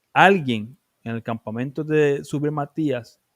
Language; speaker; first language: Spanish; early bilingual, other home language; English